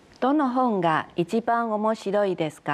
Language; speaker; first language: Japanese; non-native, fluent; Chinese